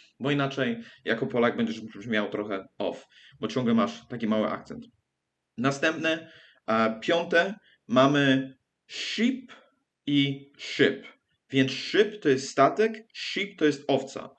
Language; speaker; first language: Polish; early bilingual, heritage; English